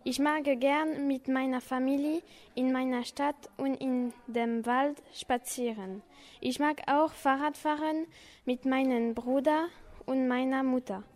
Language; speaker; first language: German; non-native, learner; French